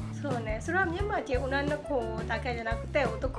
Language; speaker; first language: Japanese; non-native, learner; Burmese